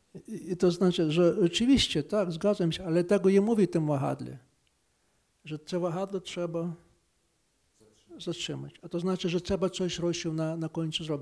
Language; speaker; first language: Polish; non-native, fluent; Ukrainian